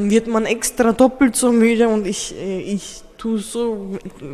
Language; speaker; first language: German; early bilingual, other home language; Turkish